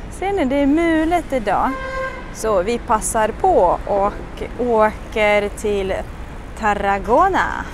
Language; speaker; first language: Swedish; non-native, fluent; Russian